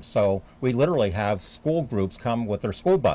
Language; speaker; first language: English; native; English